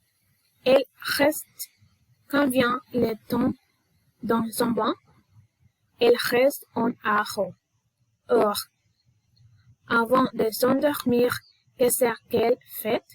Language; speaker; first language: French; non-native, learner; Spanish